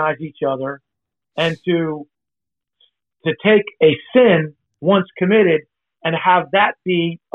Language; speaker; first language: English; native; English